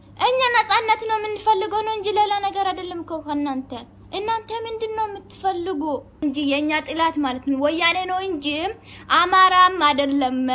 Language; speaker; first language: Amharic; non-native, local second language; Oromo